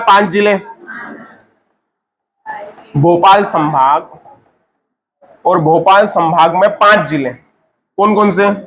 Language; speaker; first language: Hindi; native; Hindi